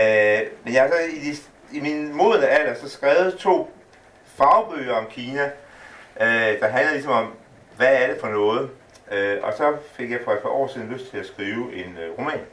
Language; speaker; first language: Danish; native; Danish